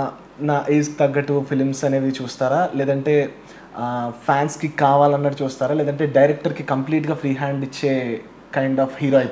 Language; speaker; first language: Telugu; native; Telugu